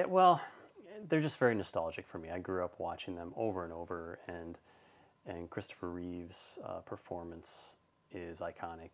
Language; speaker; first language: English; native; English